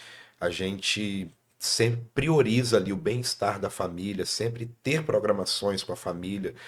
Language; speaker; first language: Portuguese; native; Portuguese